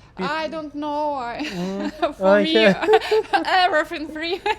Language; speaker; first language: English; non-native, learner; Russian